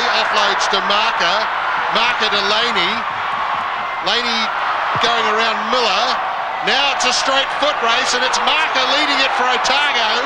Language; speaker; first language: English; native; English